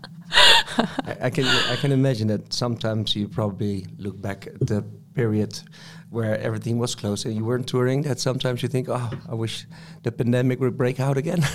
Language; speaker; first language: English; non-native, fluent; Dutch